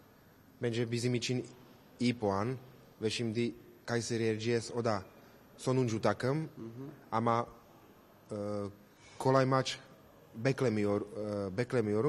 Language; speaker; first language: Turkish; non-native, learner; Slovak